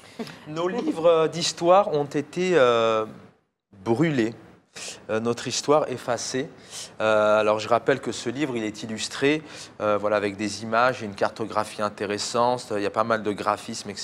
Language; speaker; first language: French; native; French